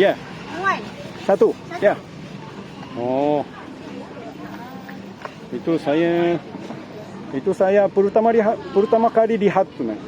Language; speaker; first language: Indonesian; non-native, learner; Japanese